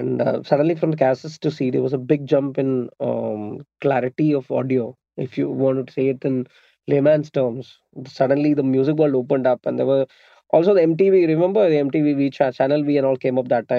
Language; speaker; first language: English; non-native, local second language; Malayalam